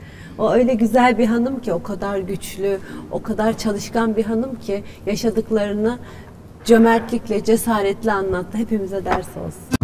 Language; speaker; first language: Turkish; native; Turkish